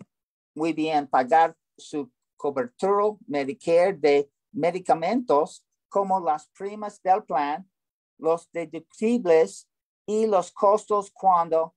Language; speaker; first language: Spanish; non-native, learner; English